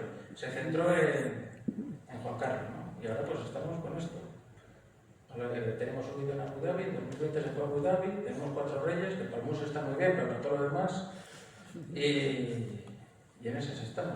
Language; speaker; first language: Spanish; native; Spanish